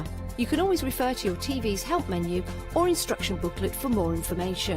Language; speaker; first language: English; native; English